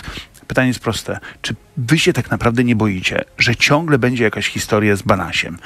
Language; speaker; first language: Polish; native; Polish